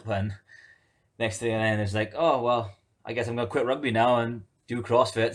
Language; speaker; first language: English; native; English